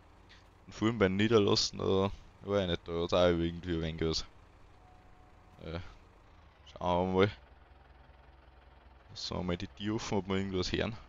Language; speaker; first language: German; native; German